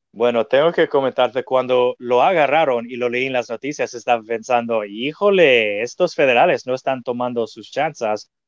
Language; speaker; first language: Spanish; non-native, fluent; English